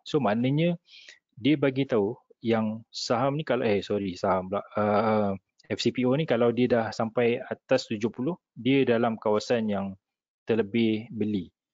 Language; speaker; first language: Malay; native; Malay